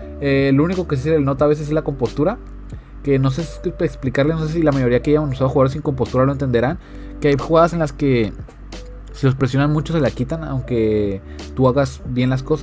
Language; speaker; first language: Spanish; native; Spanish